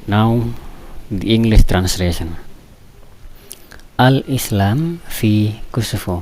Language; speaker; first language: English; non-native, fluent; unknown